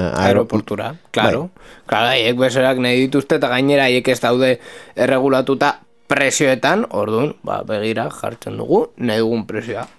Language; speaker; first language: Basque; non-native, local second language; Spanish